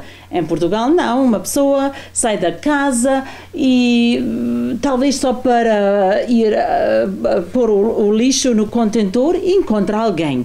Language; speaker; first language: Portuguese; non-native, fluent; German